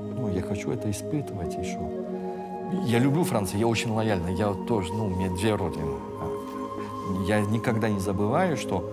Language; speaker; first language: Russian; early bilingual, heritage; French